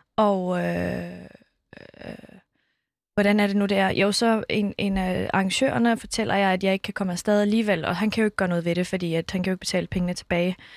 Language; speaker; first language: Danish; early bilingual, other home language; Kurdish